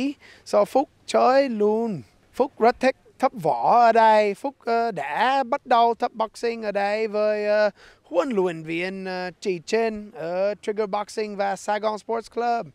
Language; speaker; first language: Vietnamese; non-native, learner; English